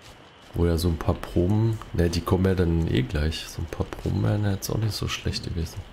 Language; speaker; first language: German; native; German